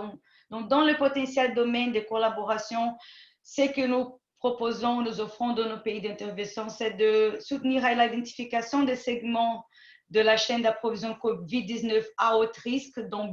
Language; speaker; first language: French; non-native, fluent; Portuguese